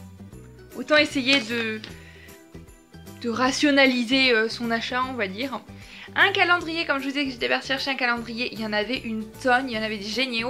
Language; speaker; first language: French; native; French